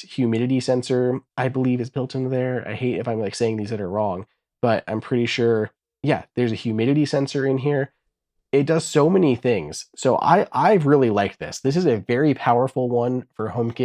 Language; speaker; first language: English; native; English